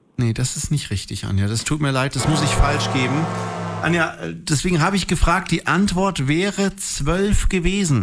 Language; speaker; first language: German; native; German